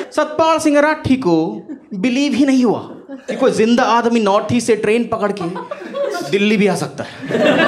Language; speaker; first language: Hindi; non-native, local second language; Bangla